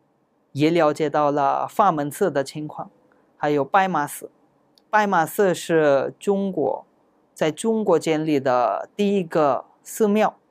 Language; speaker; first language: Chinese; non-native, fluent; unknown